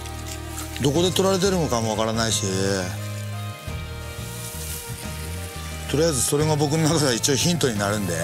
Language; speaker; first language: Japanese; native; Japanese